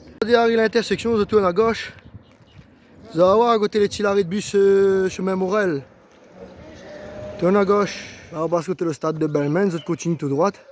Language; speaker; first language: French; non-native, local second language; Réunion Creole French